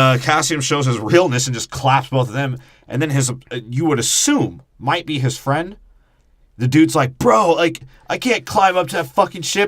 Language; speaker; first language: English; native; English